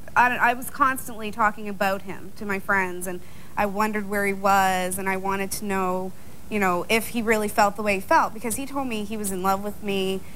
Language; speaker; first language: English; native; English